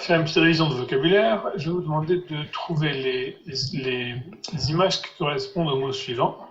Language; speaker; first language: French; non-native, fluent; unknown